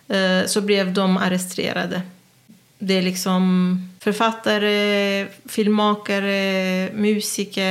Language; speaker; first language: Swedish; non-native, fluent; Persian